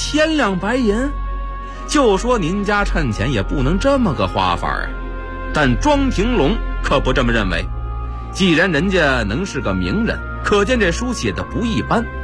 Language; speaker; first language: Chinese; native; Chinese